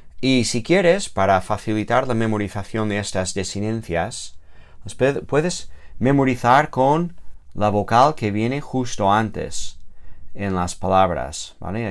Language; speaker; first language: Spanish; non-native, fluent; English